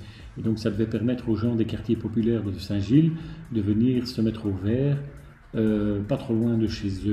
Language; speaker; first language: French; native; French